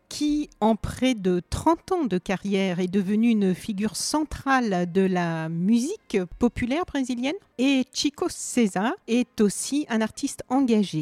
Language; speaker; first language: French; native; French